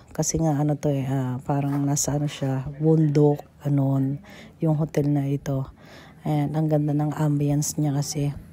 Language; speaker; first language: Filipino; native; Filipino